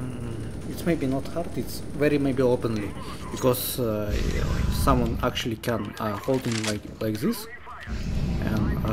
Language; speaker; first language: English; non-native, learner; Russian